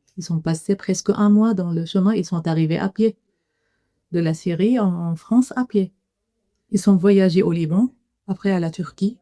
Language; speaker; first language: French; non-native, fluent; Arabic